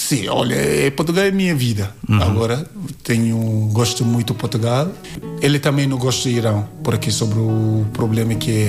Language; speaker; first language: Portuguese; non-native, learner; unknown